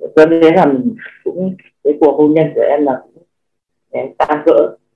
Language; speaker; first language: Vietnamese; native; Vietnamese